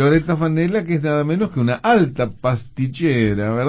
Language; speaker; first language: Spanish; native; Spanish